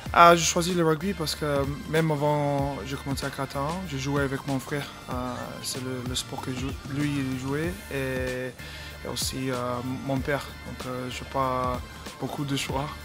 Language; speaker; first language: French; non-native, learner; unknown